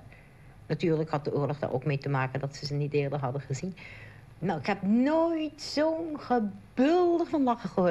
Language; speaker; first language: Dutch; native; Dutch